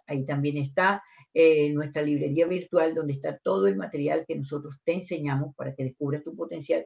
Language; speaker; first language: Spanish; native; Spanish